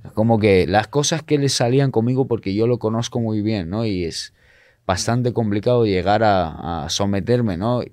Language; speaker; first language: Spanish; non-native, fluent; Georgian